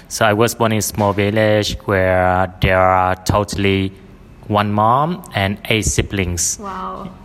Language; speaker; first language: English; non-native, fluent; Vietnamese